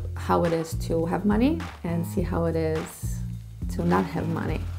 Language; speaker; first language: English; non-native, fluent; Polish